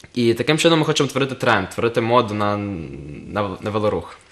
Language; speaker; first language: Ukrainian; native; Ukrainian